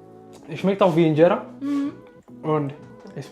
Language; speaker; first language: German; early bilingual, other home language; Amharic